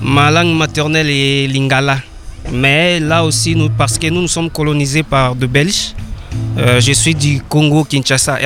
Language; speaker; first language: French; non-native, local second language; Lingala